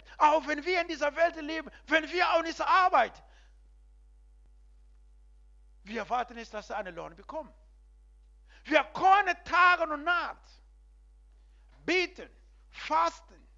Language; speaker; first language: German; non-native, learner; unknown